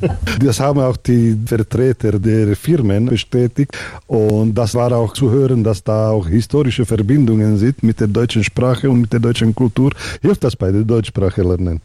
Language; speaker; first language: German; non-native, fluent; Slovak